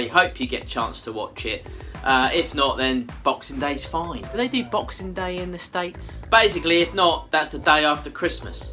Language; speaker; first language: English; native; English